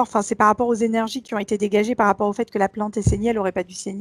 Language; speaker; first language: French; native; French